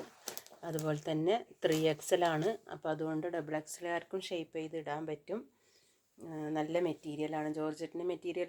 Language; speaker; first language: Malayalam; native; Malayalam